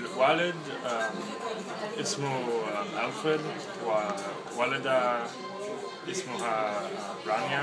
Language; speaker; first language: Arabic; non-native, learner; English